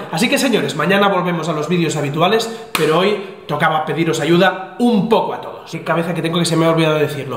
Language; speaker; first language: Spanish; native; Spanish